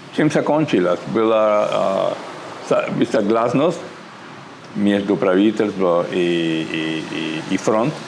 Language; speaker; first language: Russian; non-native, learner; Spanish